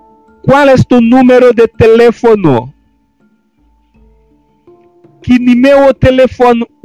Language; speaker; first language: Spanish; non-native, fluent; Haitian Creole